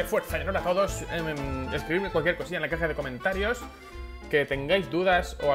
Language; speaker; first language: Spanish; native; Spanish